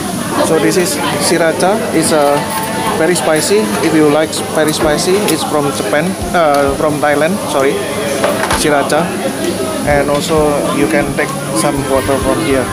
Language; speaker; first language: English; non-native, learner; Indonesian